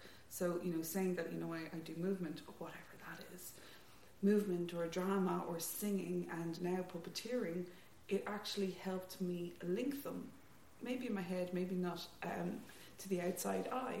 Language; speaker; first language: English; native; English